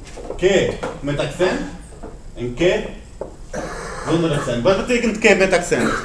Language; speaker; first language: Dutch; non-native, fluent; Spanish